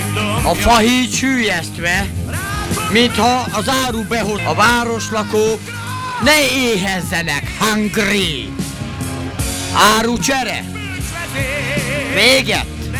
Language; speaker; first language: Hungarian; native; Hungarian